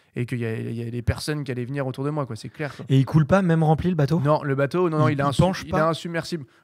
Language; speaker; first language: French; native; French